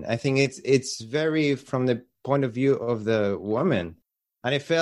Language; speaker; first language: English; non-native, learner; Spanish